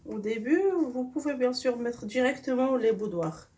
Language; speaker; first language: French; non-native, local second language; Arabic